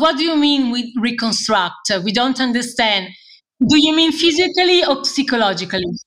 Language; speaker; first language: English; non-native, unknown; Italian